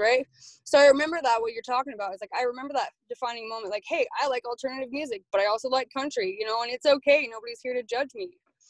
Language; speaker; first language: English; native; English